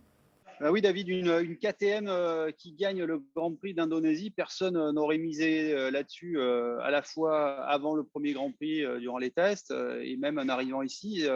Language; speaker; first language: French; native; French